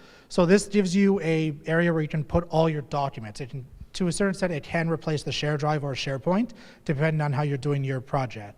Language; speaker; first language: English; native; English